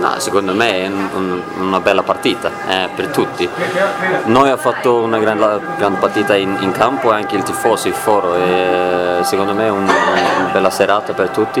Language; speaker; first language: Italian; non-native, learner; Swedish